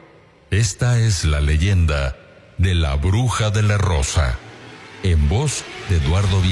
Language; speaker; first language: Spanish; native; Spanish